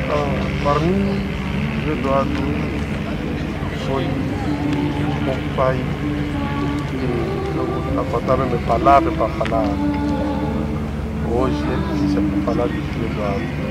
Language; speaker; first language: Portuguese; non-native, learner; Lingala